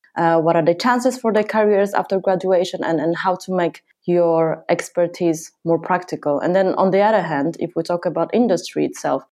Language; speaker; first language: English; non-native, fluent; Polish